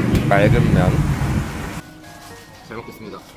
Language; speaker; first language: Korean; native; Korean